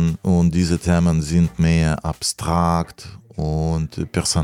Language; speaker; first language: German; non-native, fluent; Russian